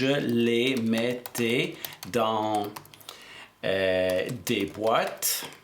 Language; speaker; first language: French; non-native, fluent; English